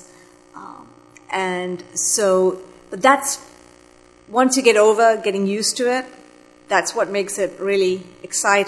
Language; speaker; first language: English; non-native, local second language; Tamil